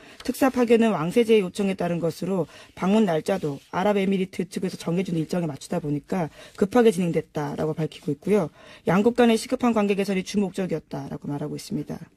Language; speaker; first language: Korean; native; Korean